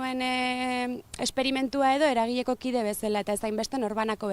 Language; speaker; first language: Basque; early bilingual, other home language; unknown